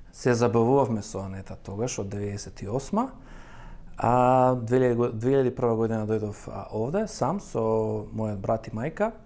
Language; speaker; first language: Macedonian; native; Macedonian